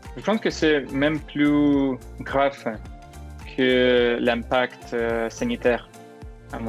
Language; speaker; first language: French; non-native, learner; Russian